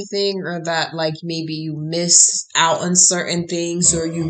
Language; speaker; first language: English; early bilingual, other home language; Haitian Creole